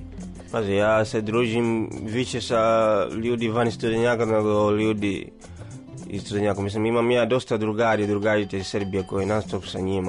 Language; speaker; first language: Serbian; non-native, learner; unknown